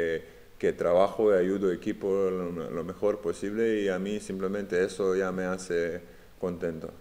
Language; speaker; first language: Spanish; non-native, fluent; Serbian